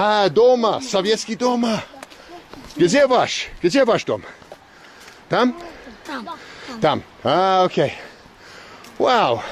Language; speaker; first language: Russian; non-native, learner; English